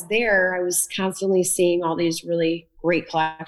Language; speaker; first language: English; native; English